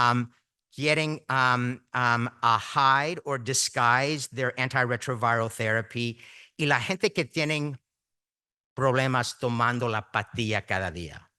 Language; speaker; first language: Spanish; early bilingual, heritage; Spanish